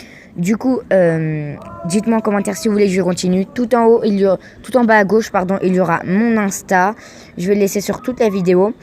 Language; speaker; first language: French; native; French